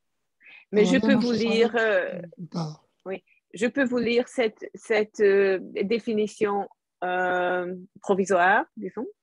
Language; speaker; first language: French; non-native, fluent; Hungarian